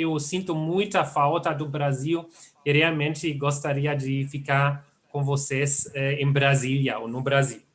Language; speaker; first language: Portuguese; non-native, fluent; German